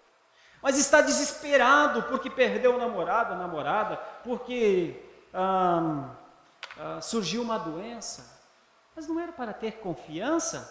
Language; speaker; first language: Portuguese; native; Portuguese